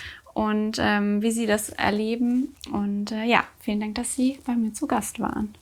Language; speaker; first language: German; native; German